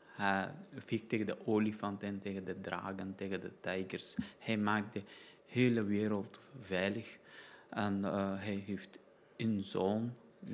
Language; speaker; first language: Dutch; non-native, learner; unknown